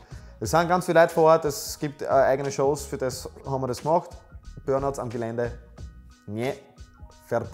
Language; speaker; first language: German; native; German